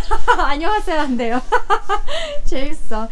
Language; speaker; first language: Korean; non-native, fluent; Uzbek